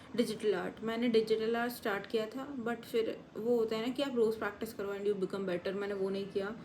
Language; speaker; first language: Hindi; native; Hindi